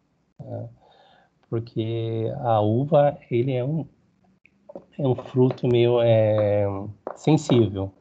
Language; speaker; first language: Portuguese; native; Portuguese